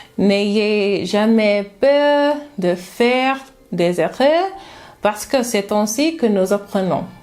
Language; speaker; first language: French; non-native, learner; English